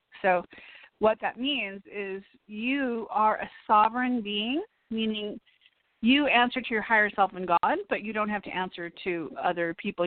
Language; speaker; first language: English; native; English